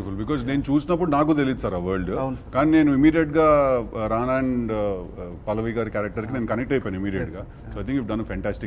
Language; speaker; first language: Telugu; native; Telugu